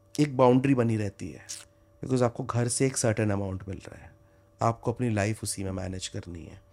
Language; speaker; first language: Hindi; non-native, local second language; Bangla